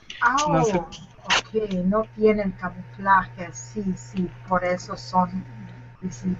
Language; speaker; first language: Spanish; non-native, learner; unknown